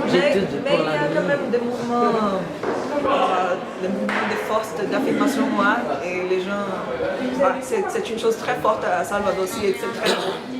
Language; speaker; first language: French; non-native, learner; Portuguese